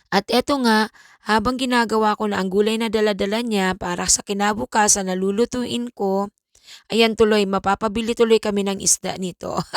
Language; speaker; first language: Filipino; native; Filipino